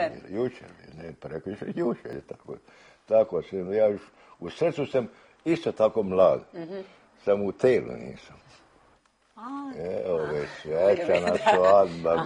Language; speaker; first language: Serbian; early bilingual, heritage; Croatian